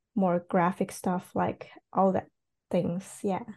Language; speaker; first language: English; non-native, fluent; Cantonese